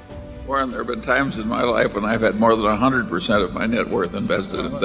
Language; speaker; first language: English; native; English